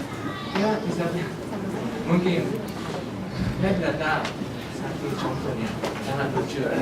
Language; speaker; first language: Indonesian; non-native, fluent; Japanese